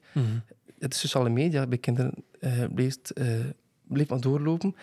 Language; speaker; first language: Dutch; native; Dutch